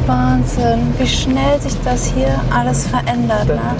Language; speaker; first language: German; native; German